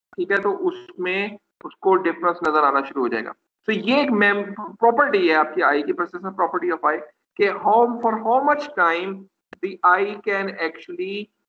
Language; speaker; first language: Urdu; non-native, local second language; Punjabi